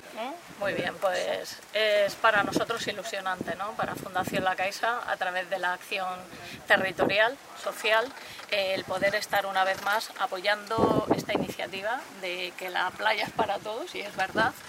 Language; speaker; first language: Spanish; native; Spanish